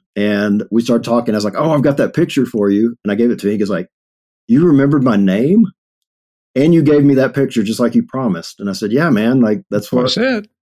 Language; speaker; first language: English; native; English